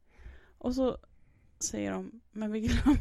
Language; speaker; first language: Swedish; native; Swedish